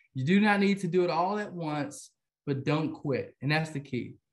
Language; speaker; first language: English; native; English